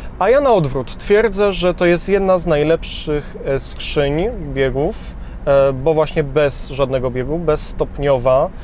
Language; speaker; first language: Polish; early bilingual, heritage; Polish